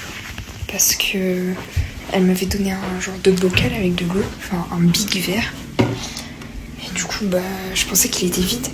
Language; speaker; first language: French; native; French